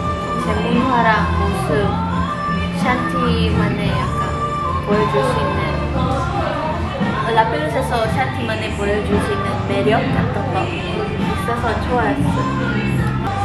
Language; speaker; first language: Korean; non-native, learner; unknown